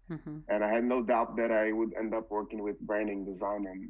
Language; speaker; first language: English; non-native, fluent; Portuguese